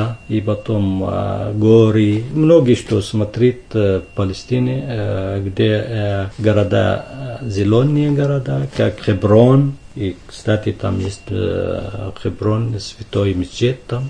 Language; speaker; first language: Russian; non-native, fluent; Arabic